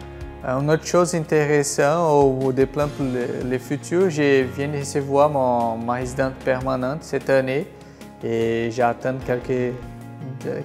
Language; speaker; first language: French; non-native, fluent; Portuguese